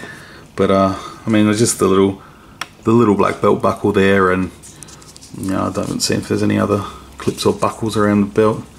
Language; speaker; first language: English; native; English